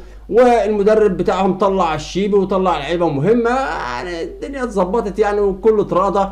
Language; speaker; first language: Arabic; native; Arabic